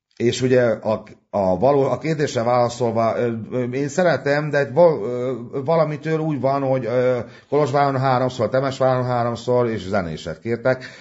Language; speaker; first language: Hungarian; native; Hungarian